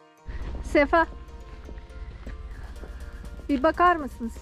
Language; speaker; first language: Turkish; non-native, learner; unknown